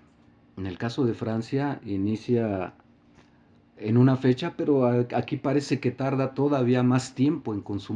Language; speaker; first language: Spanish; native; Spanish